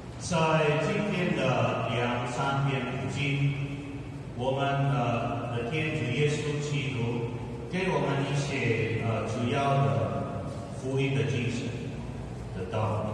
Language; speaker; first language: Chinese; non-native, fluent; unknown